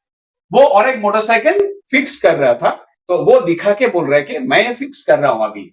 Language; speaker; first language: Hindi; non-native, local second language; Bangla